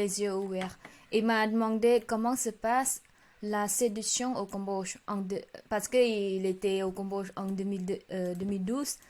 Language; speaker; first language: French; non-native, learner; Khmer